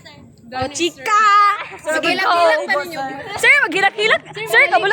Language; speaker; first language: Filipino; non-native, local second language; Cebuano